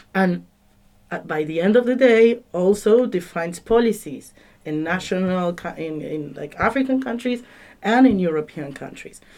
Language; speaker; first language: English; non-native, fluent; Spanish